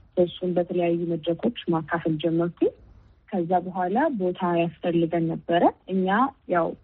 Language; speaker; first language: Amharic; native; Amharic